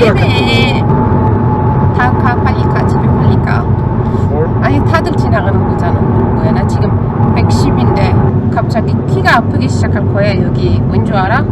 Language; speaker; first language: Korean; non-native, learner; Arabic